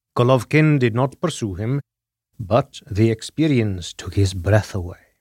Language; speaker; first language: English; non-native, fluent; Norwegian